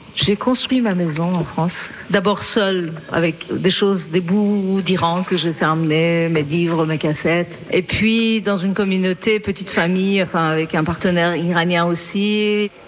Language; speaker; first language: French; non-native, fluent; Persian